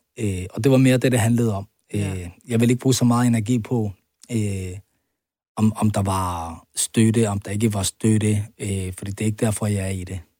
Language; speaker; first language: Danish; early bilingual, other home language; Arabic